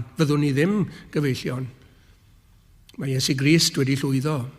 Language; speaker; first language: Welsh; native; Welsh